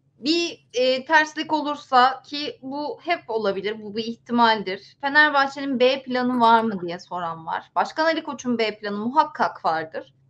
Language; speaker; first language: Turkish; native; Turkish